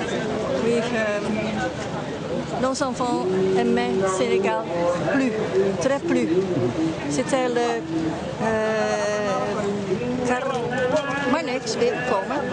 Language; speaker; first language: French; non-native, learner; Dutch